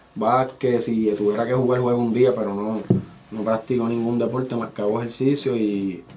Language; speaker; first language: Spanish; native; Spanish